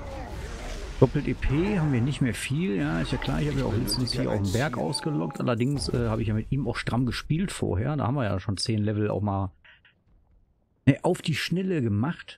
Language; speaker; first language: German; native; German